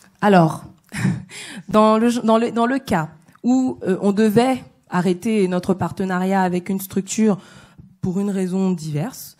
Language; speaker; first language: French; native; French